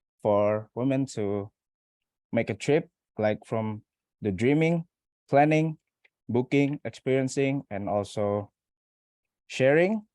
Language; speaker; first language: English; non-native, learner; Indonesian